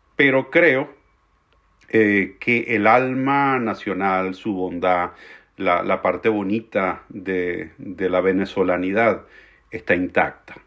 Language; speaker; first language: Spanish; native; Spanish